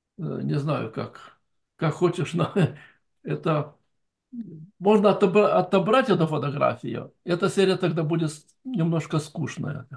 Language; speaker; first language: Russian; non-native, fluent; Lithuanian